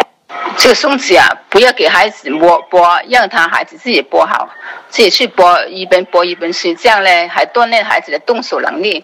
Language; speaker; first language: Chinese; native; Chinese